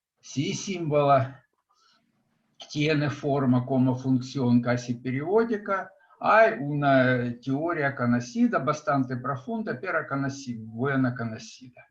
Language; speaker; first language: Spanish; non-native, fluent; Russian